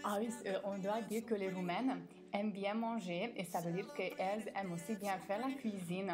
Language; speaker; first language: French; non-native, fluent; Romanian